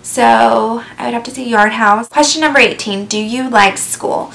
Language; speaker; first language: English; native; English